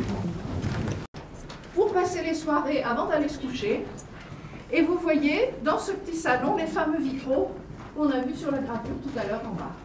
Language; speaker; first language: French; native; French